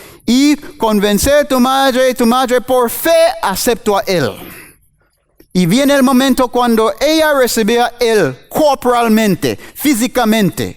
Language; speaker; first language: Spanish; non-native, learner; English